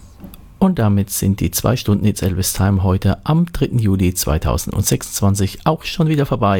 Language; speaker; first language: German; native; German